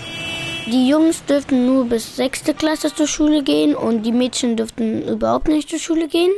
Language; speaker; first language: German; early bilingual, other home language; Pashto